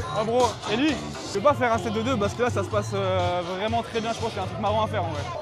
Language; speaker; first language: French; native; French